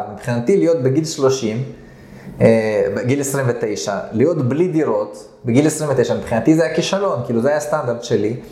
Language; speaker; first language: Hebrew; early bilingual, other home language; Russian